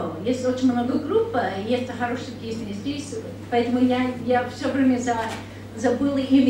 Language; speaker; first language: Russian; non-native, learner; English